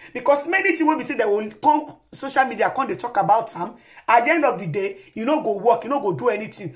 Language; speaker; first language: Nigerian Pidgin; non-native, local second language; Yoruba